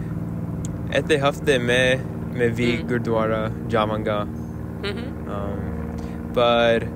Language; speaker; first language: Punjabi; non-native, learner; English